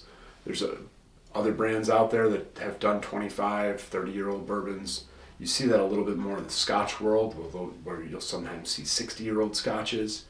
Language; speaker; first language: English; native; English